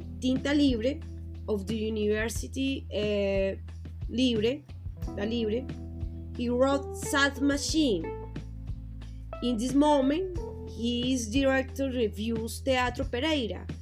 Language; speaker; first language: English; non-native, learner; Spanish